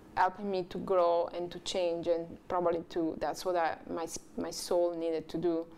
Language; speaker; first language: English; non-native, learner; Italian